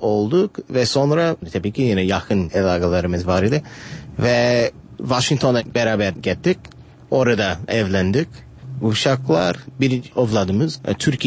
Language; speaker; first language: Turkish; non-native, learner; English